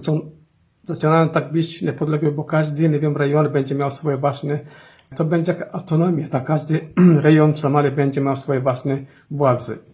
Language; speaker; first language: Polish; non-native, fluent; Somali